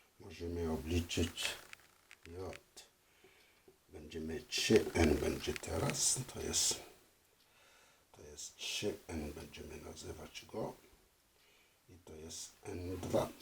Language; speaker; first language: Polish; non-native, fluent; French